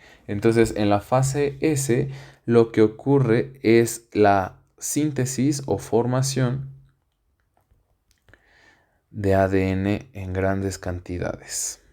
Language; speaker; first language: Spanish; native; Spanish